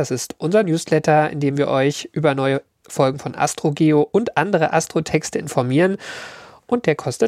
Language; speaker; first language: German; native; German